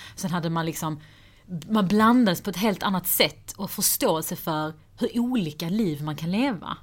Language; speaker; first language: Swedish; early bilingual, other home language; Persian